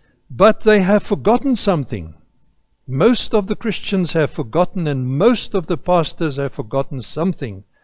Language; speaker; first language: English; non-native, local second language; Afrikaans